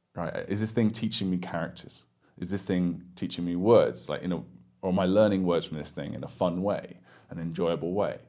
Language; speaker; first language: English; native; English